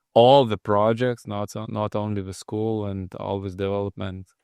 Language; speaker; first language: English; non-native, fluent; Lithuanian